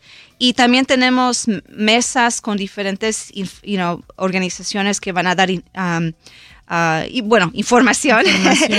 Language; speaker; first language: Spanish; early bilingual, heritage; Spanish